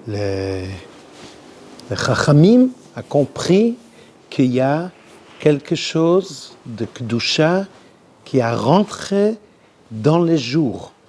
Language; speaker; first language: French; non-native, learner; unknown